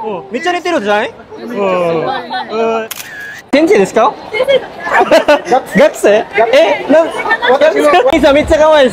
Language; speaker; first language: Japanese; non-native, learner; Filipino